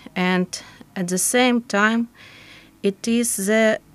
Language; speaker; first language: English; non-native, fluent; Ukrainian